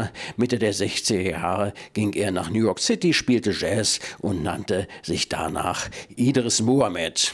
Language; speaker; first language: German; native; German